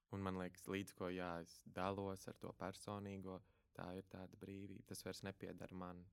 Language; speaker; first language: Latvian; native; Latvian